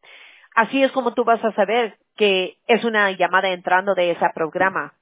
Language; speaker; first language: Spanish; early bilingual, heritage; Spanish